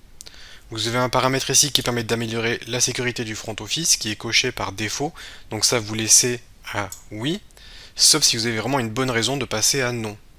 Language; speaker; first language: French; native; French